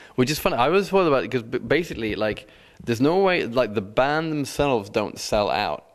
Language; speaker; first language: English; non-native, fluent; Swedish